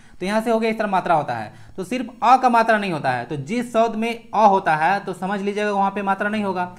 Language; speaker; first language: Hindi; native; Hindi